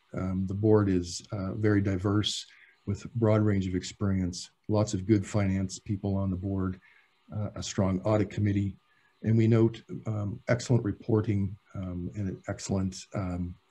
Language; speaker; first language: English; native; English